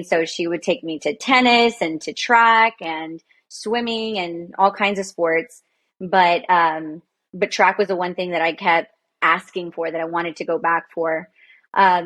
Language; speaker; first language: English; native; English